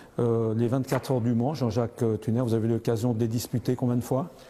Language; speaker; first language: French; native; French